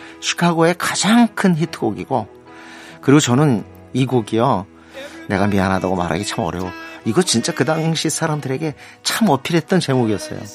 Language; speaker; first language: Korean; native; Korean